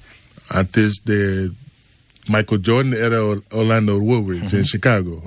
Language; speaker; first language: Spanish; non-native, learner; English